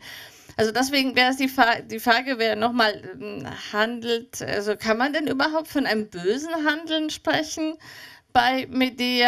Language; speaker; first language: German; native; German